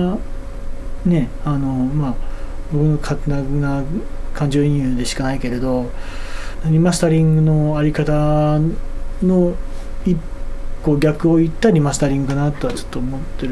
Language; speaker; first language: Japanese; native; Japanese